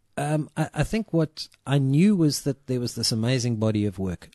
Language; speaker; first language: English; native; English